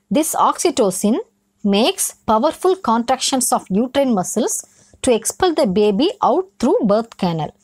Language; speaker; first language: English; non-native, local second language; Tamil